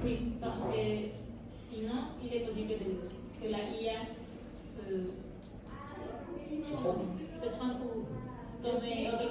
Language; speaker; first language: French; non-native, learner; Spanish